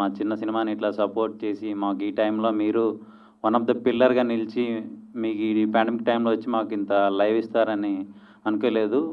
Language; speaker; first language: Telugu; native; Telugu